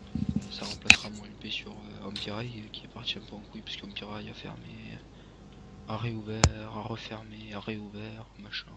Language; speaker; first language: French; native; French